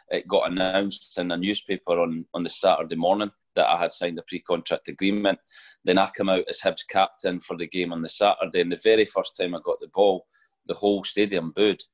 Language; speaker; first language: English; native; English